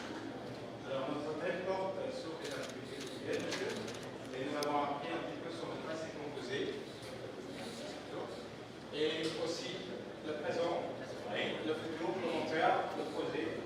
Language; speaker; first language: French; non-native, fluent; Indonesian